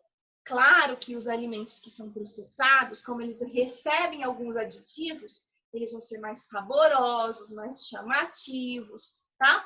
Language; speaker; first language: Portuguese; native; Portuguese